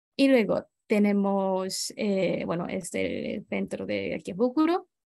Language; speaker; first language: Spanish; non-native, fluent; Japanese